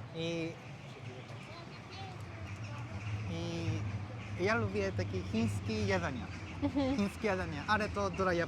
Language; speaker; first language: Polish; non-native, learner; Japanese